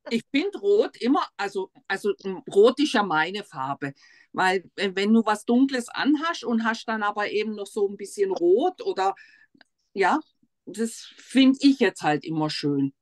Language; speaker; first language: German; native; German